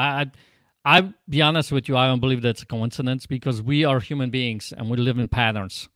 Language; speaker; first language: English; non-native, fluent; Polish